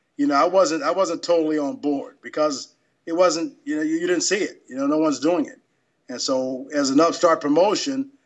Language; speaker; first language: English; native; English